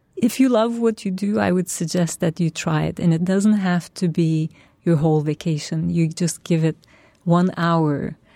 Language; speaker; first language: English; non-native, fluent; Turkish